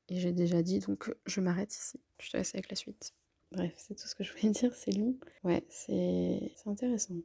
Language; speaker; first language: French; native; French